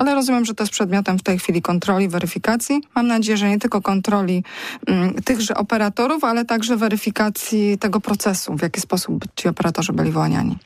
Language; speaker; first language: Polish; native; Polish